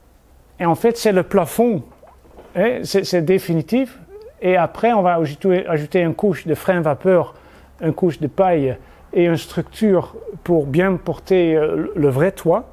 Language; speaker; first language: French; non-native, fluent; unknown